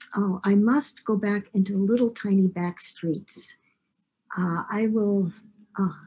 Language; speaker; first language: English; native; English